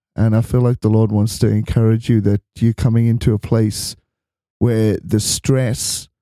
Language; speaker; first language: English; native; English